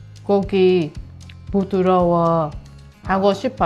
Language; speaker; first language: Korean; non-native, learner; Vietnamese